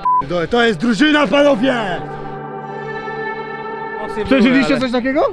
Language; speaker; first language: Polish; native; Polish